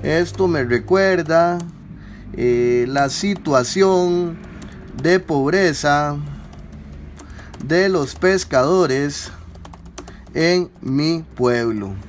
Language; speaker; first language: Spanish; native; Spanish